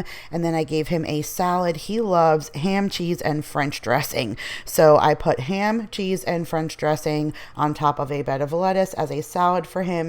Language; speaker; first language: English; native; English